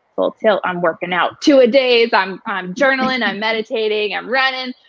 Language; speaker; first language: English; native; English